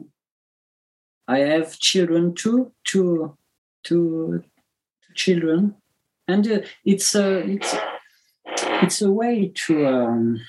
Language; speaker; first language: English; non-native, learner; French